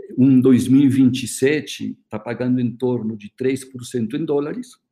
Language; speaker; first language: Portuguese; early bilingual, other home language; Spanish